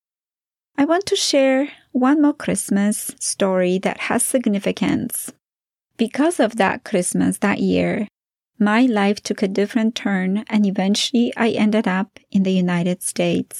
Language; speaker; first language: English; non-native, fluent; Polish